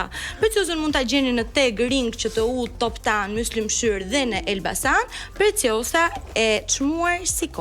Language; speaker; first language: Albanian; native; Albanian